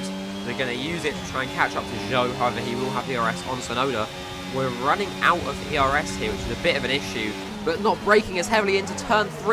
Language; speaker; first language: English; native; English